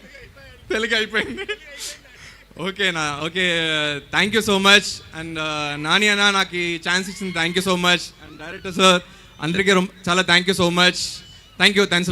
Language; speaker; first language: Telugu; non-native, fluent; Tamil